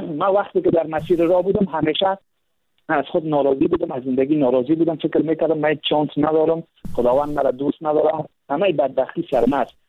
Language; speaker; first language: Persian; native; Persian